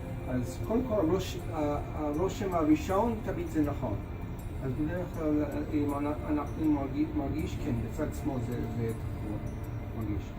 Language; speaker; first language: Hebrew; non-native, fluent; English